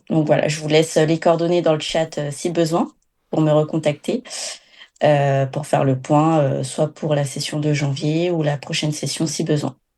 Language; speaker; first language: French; native; French